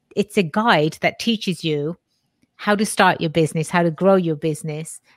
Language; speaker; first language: English; native; English